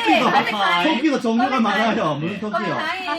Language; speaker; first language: Korean; native; Korean